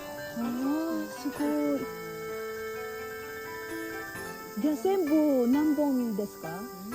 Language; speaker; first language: Japanese; non-native, learner; Filipino